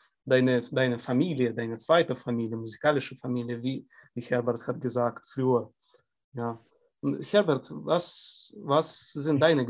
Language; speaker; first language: German; non-native, fluent; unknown